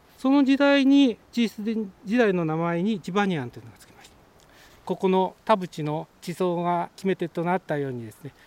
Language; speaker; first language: Japanese; native; Japanese